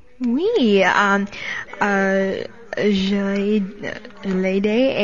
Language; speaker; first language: French; non-native, learner; English